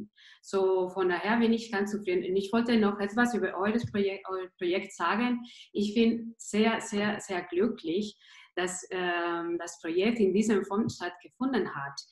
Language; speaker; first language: German; non-native, fluent; Spanish